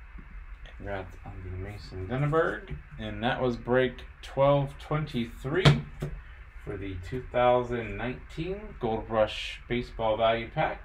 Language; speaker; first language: English; native; English